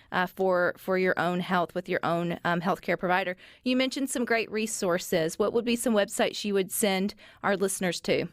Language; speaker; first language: English; native; English